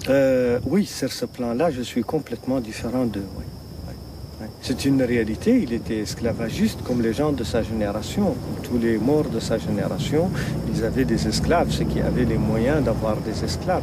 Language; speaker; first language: French; non-native, local second language; Arabic